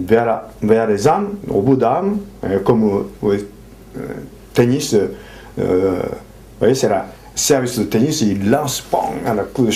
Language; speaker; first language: French; non-native, fluent; Japanese